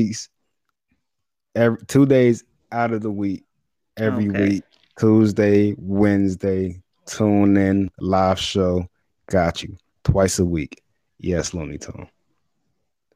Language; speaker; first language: English; native; English